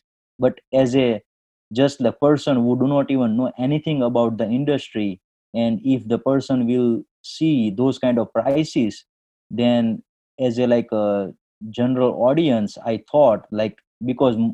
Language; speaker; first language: English; non-native, local second language; Gujarati